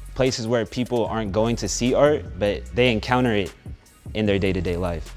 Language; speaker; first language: English; native; English